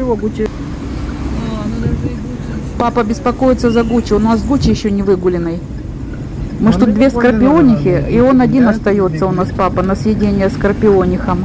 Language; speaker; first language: Russian; native; Russian